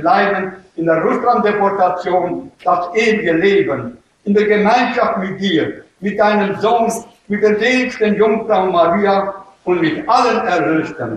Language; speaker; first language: German; native; German